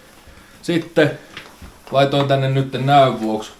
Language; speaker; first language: Finnish; native; Finnish